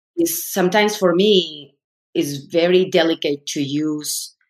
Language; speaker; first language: English; non-native, fluent; Spanish